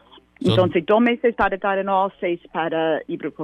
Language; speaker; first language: Spanish; non-native, learner; English